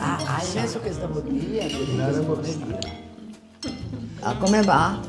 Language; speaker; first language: Italian; non-native, fluent; Korean